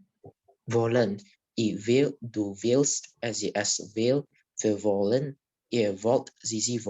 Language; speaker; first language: German; non-native, learner; Indonesian